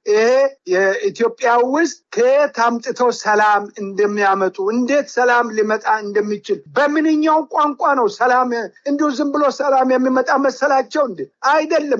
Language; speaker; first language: Amharic; native; Amharic